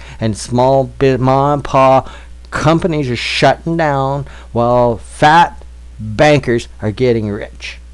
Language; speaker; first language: English; native; English